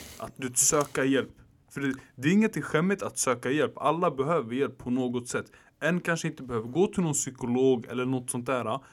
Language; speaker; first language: Swedish; early bilingual, other home language; Arabic